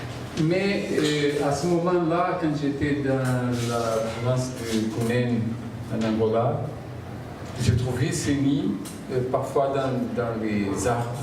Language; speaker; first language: French; non-native, fluent; Portuguese